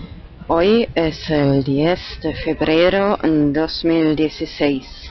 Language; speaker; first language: Spanish; non-native, fluent; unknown